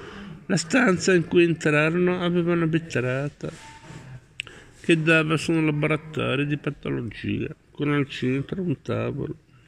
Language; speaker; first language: Italian; native; Italian